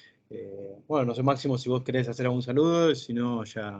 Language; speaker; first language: Spanish; native; Spanish